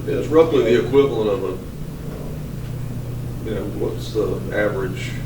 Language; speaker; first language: English; native; English